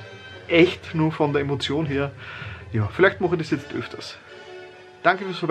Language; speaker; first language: German; native; German